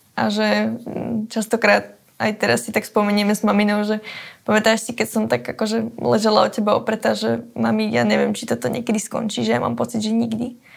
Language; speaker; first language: Slovak; native; Slovak